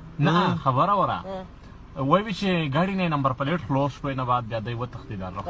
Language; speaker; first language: Pashto; native; Pashto